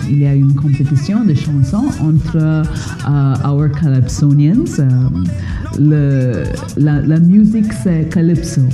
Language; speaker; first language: French; non-native, fluent; English